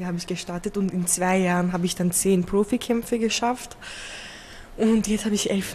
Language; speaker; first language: German; early bilingual, other home language; Turkish